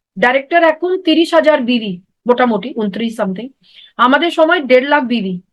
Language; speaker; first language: Bangla; non-native, local second language; Hindi